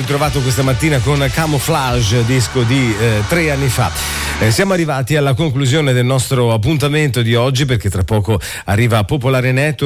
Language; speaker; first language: Italian; native; Italian